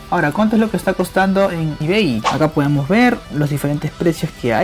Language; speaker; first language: Spanish; native; Spanish